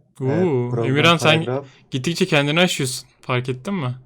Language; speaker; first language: Turkish; native; Turkish